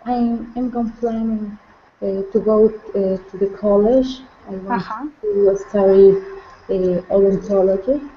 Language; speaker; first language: English; non-native, learner; Spanish